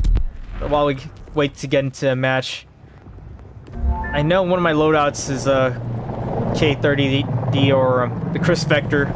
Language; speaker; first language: English; native; English